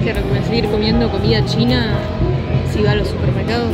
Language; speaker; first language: Spanish; non-native, fluent; French